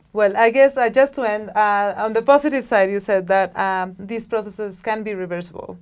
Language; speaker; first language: English; non-native, fluent; Spanish